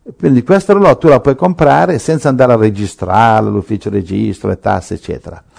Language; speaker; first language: Italian; native; Italian